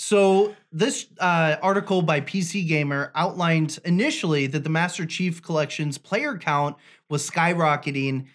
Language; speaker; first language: English; native; English